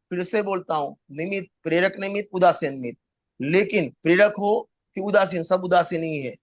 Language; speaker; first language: Hindi; non-native, local second language; Gujarati